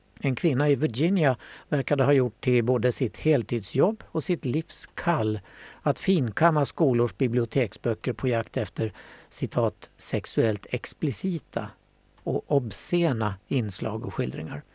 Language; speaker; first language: Swedish; native; Swedish